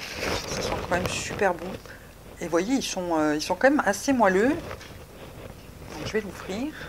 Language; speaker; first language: French; native; French